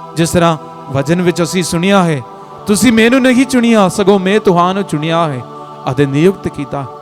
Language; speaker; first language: Punjabi; non-native, fluent; Malayalam